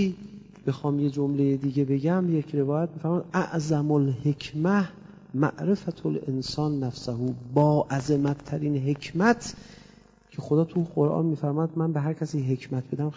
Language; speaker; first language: Persian; native; Persian